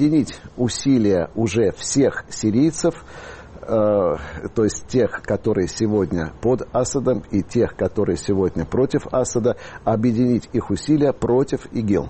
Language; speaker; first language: Russian; native; Russian